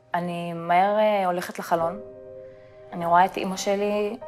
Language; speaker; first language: Hebrew; early bilingual, other home language; Russian